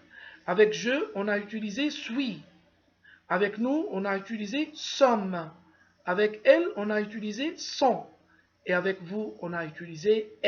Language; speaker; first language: French; non-native, fluent; Arabic